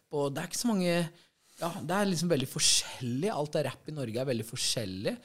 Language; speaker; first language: Norwegian; native; Norwegian